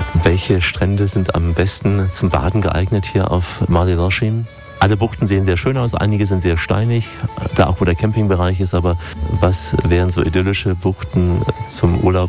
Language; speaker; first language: German; native; German